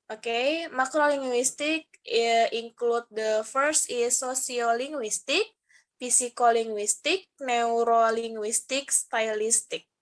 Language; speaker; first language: English; non-native, learner; Indonesian